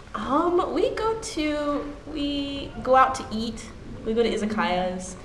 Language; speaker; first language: English; native; English